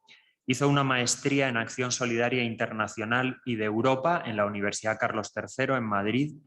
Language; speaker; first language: Spanish; native; Spanish